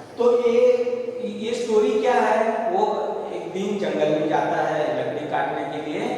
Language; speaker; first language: Hindi; non-native, local second language; Marathi